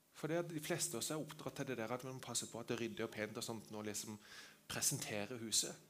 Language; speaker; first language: Norwegian; native; Norwegian